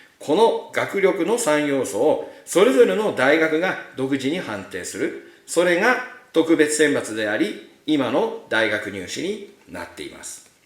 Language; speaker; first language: Japanese; native; Japanese